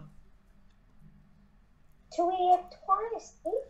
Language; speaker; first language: French; non-native, learner; Chinese